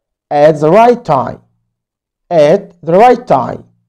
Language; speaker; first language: English; non-native, fluent; Arabic